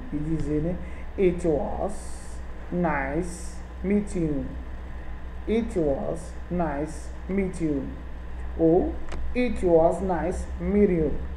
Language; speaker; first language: English; non-native, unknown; Portuguese